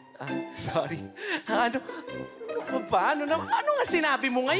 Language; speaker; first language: Filipino; native; Filipino